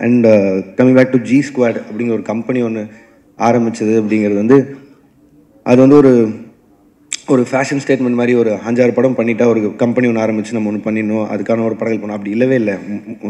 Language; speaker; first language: Tamil; native; Tamil